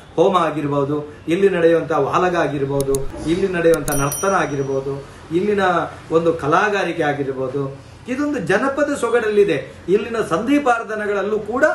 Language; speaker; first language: Kannada; non-native, local second language; Tulu